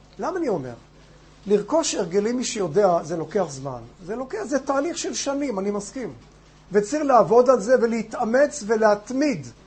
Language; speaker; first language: Hebrew; non-native, fluent; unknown